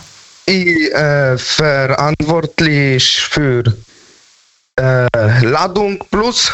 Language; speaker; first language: German; non-native, learner; Polish